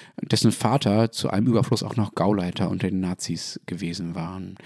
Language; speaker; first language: German; native; German